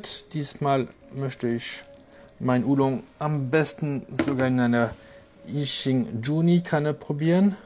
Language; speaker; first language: German; non-native, local second language; French